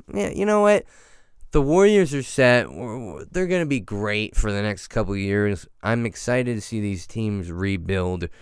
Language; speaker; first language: English; early bilingual, other home language; Italian